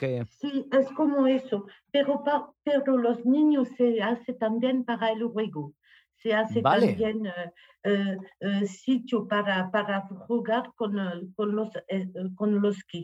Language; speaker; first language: Spanish; non-native, learner; French